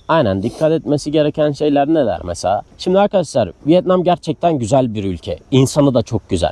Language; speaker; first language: Turkish; native; Turkish